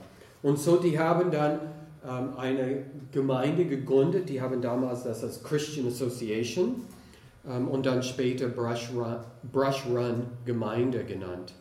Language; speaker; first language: German; non-native, fluent; English